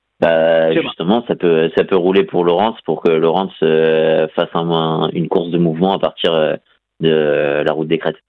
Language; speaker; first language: French; native; French